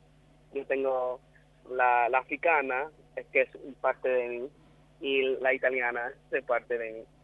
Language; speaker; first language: Spanish; non-native, learner; English